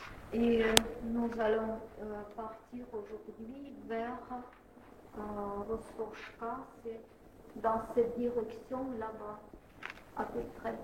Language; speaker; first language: French; non-native, fluent; Russian